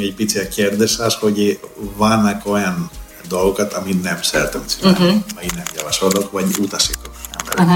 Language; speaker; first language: Hungarian; non-native, learner; Greek